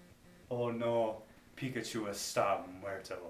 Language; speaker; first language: Spanish; non-native, learner; English